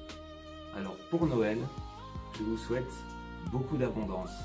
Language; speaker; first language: French; native; French